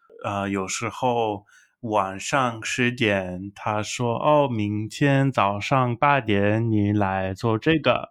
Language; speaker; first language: Chinese; non-native, learner; English